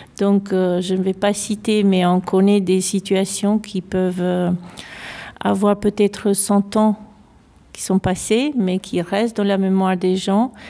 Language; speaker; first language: French; native; French